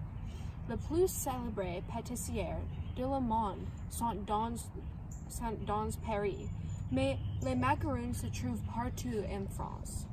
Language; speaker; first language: French; non-native, learner; English